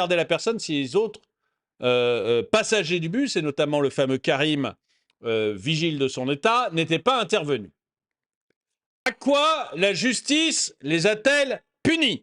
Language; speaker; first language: French; native; French